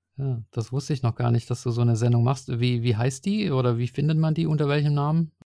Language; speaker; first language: German; native; German